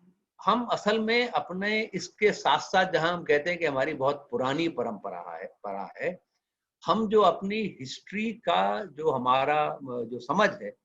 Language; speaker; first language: Hindi; native; Hindi